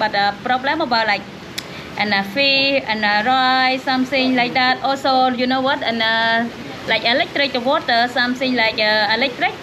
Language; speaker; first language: English; non-native, learner; Khmer